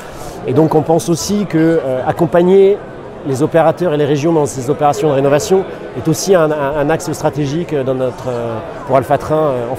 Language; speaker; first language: French; native; French